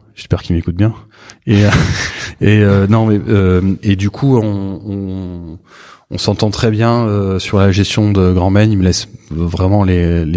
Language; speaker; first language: French; native; French